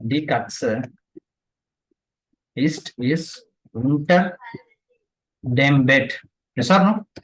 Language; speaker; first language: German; non-native, fluent; Tamil